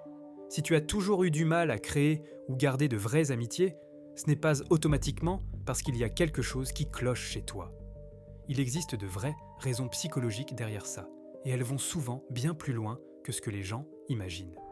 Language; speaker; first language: French; native; French